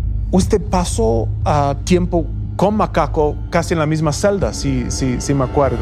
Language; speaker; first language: Spanish; non-native, fluent; English